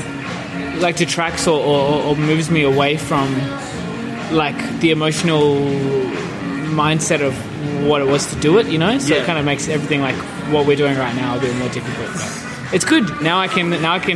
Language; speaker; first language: English; native; English